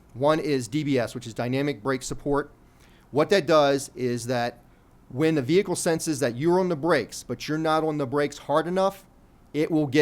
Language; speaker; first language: English; native; English